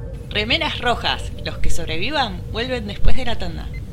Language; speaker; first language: Spanish; native; Spanish